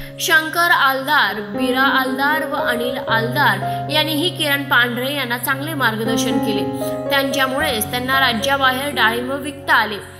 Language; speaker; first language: Marathi; native; Marathi